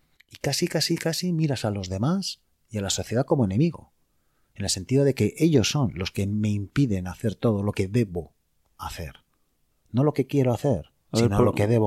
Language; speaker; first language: Spanish; native; Spanish